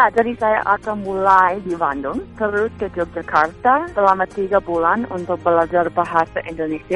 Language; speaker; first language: Indonesian; non-native, fluent; English